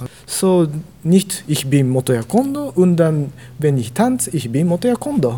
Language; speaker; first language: German; non-native, learner; Japanese